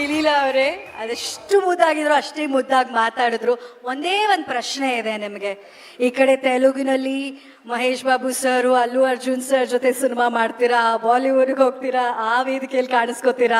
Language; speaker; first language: Kannada; native; Kannada